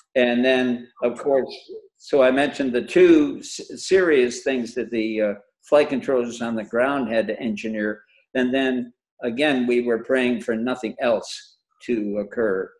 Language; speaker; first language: English; native; English